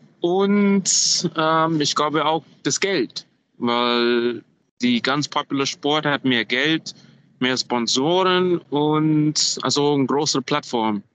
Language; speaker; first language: German; non-native, fluent; English